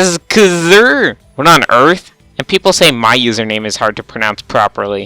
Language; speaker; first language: English; native; English